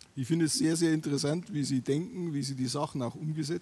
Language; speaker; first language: German; native; German